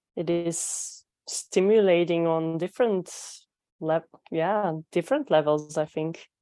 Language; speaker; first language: English; non-native, fluent; Dutch